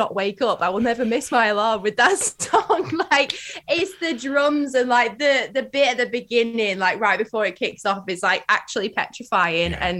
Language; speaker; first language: English; native; English